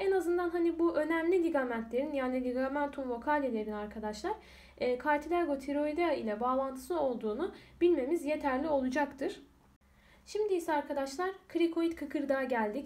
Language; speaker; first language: Turkish; native; Turkish